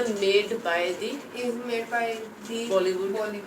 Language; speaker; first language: English; non-native, local second language; Hindi